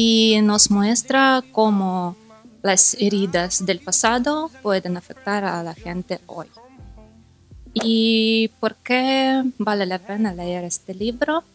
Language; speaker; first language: Spanish; non-native, fluent; Ukrainian